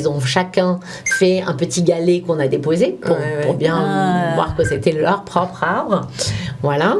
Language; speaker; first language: French; native; French